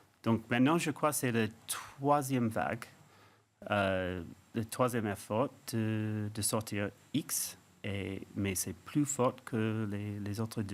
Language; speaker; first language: French; non-native, fluent; English